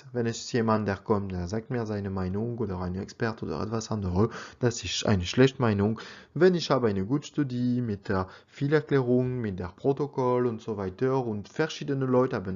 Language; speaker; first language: German; non-native, learner; French